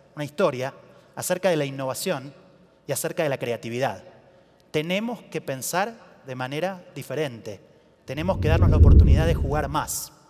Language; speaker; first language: Spanish; native; Spanish